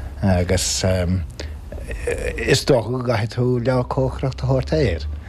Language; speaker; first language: Irish; non-native, local second language; English